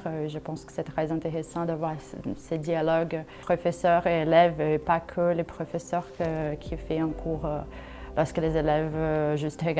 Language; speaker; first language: French; non-native, fluent; Portuguese